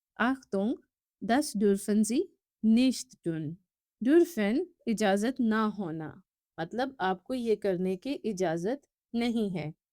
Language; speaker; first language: Urdu; native; Urdu